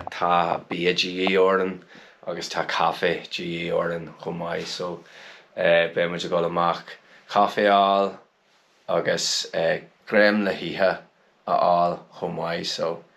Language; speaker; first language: Irish; non-native, local second language; English